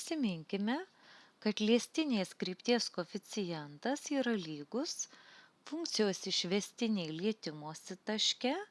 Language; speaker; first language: Lithuanian; native; Lithuanian